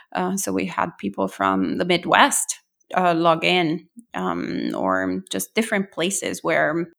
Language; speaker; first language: English; non-native, fluent; Italian